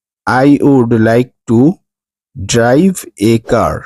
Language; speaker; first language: English; non-native, fluent; Bangla